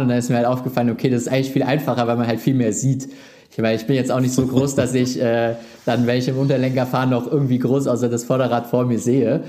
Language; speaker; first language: German; native; German